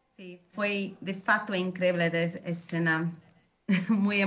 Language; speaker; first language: Spanish; non-native, fluent; Portuguese